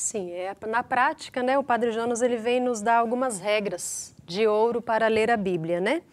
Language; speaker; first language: Portuguese; native; Portuguese